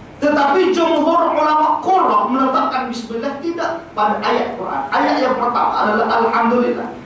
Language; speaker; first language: Malay; native; Malay